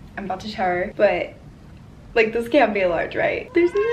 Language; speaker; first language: English; native; English